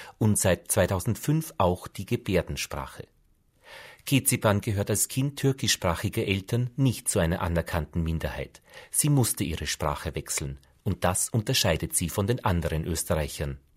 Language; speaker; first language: German; native; German